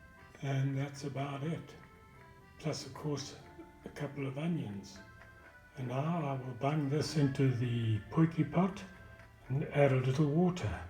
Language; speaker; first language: English; native; English